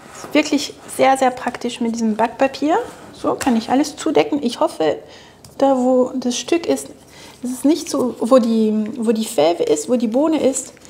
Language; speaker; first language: German; non-native, fluent; French